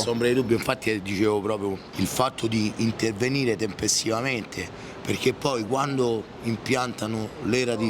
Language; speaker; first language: Italian; native; Italian